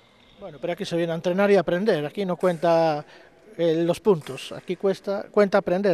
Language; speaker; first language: Spanish; native; Spanish